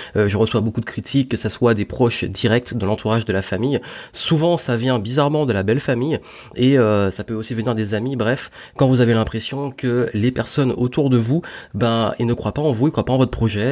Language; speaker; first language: French; native; French